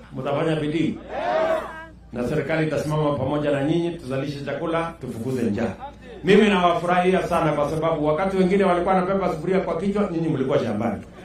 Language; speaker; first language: Swahili; non-native, local second language; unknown